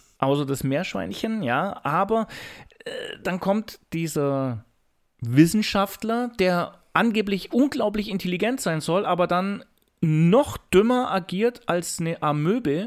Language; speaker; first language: German; native; German